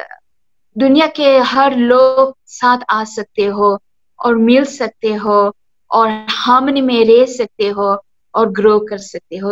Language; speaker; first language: Hindi; early bilingual, heritage; Hindi